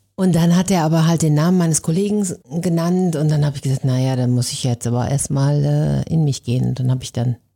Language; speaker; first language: German; native; German